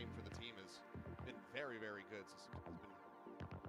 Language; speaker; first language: English; native; English